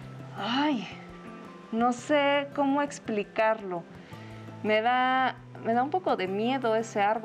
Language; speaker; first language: Spanish; native; Spanish